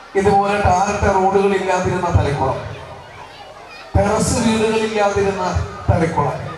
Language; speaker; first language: Malayalam; native; Malayalam